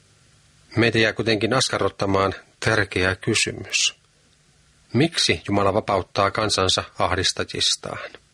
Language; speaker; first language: Finnish; native; Finnish